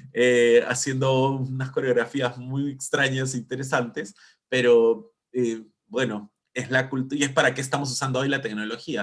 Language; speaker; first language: Spanish; native; Spanish